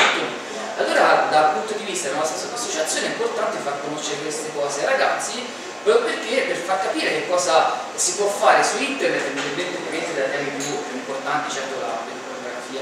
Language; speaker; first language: Italian; native; Italian